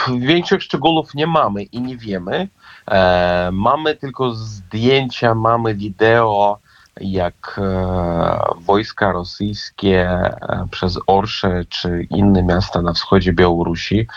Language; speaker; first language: Polish; non-native, fluent; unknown